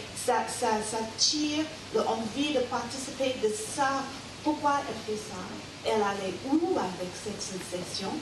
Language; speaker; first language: French; non-native, fluent; English